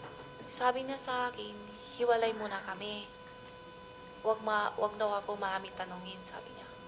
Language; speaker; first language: Filipino; non-native, learner; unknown